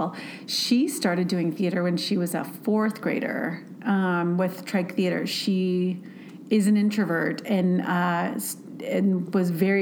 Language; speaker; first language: English; native; English